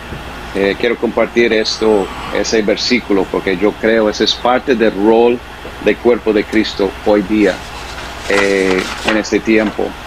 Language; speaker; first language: Spanish; non-native, fluent; English